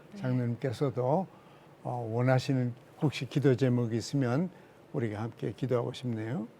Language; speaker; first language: Korean; native; Korean